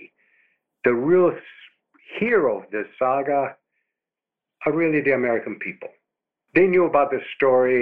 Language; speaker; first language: English; non-native, fluent; Romanian